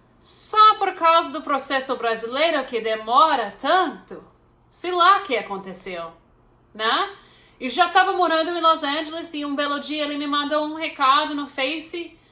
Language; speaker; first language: Portuguese; non-native, fluent; English